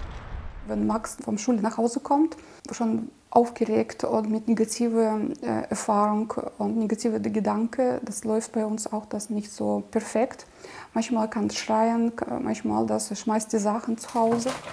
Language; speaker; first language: German; non-native, fluent; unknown